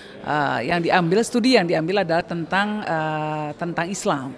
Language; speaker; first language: Indonesian; native; Indonesian